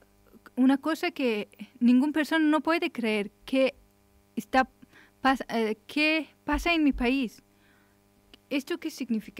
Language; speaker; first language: Spanish; non-native, learner; Persian